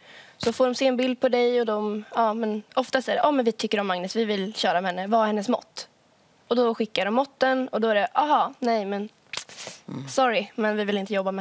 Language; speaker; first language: Swedish; native; Swedish